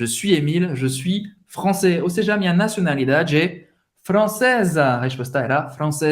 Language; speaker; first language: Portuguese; non-native, fluent; French